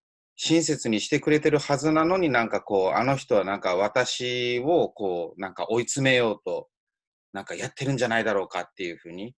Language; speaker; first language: Japanese; native; Japanese